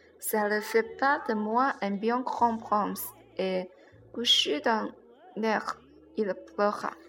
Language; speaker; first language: French; non-native, learner; Chinese